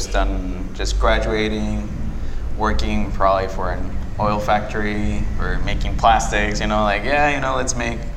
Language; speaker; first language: English; non-native, fluent; Spanish